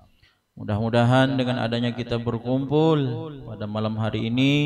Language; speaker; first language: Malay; non-native, local second language; Banjar